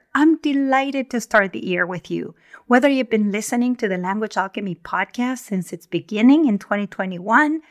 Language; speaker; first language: English; non-native, fluent; Spanish